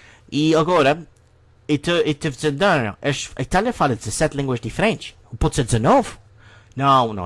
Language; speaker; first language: Portuguese; non-native, learner; English